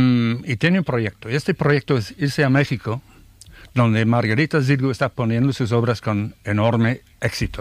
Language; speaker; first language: Spanish; non-native, fluent; English